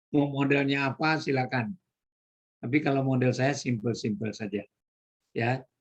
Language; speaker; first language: Indonesian; native; Indonesian